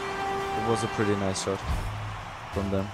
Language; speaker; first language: English; non-native, learner; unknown